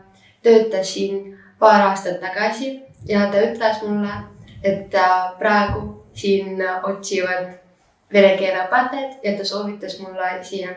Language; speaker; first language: Estonian; non-native, local second language; Russian